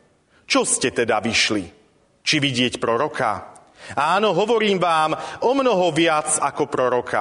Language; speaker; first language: Slovak; native; Slovak